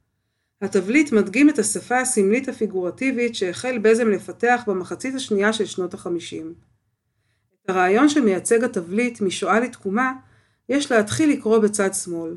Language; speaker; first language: Hebrew; native; Hebrew